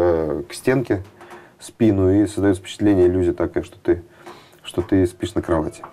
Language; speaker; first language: Russian; native; Russian